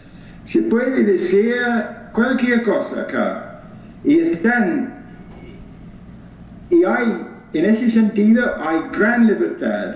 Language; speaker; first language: Spanish; non-native, fluent; English